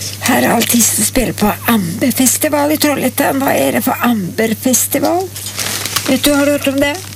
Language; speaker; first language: Swedish; native; Swedish